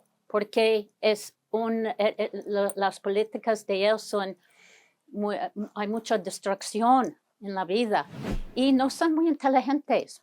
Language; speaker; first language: Spanish; non-native, learner; English